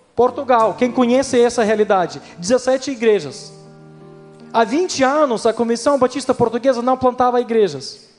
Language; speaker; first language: Portuguese; non-native, fluent; Ukrainian